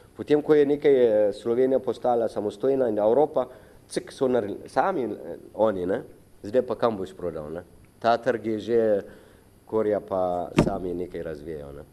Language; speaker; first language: Slovenian; non-native, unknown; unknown